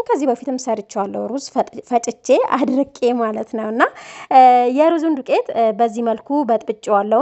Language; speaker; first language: Amharic; native; Amharic